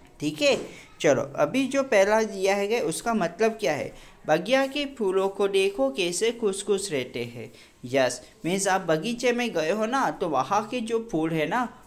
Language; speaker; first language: Hindi; non-native, local second language; Gujarati